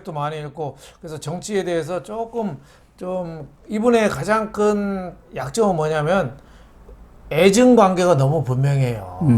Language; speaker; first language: Korean; native; Korean